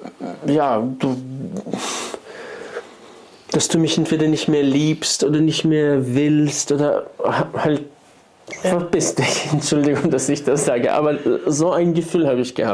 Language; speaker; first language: German; non-native, fluent; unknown